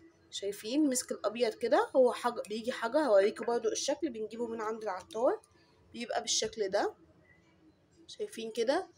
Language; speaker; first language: Arabic; native; Arabic